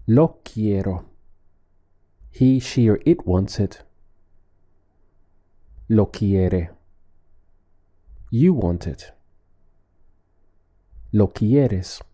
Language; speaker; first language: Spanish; non-native, fluent; English